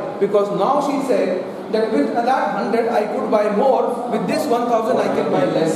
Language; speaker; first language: Hindi; native; Hindi